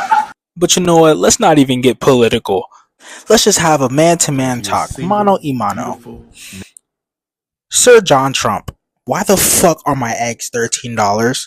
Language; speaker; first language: English; native; English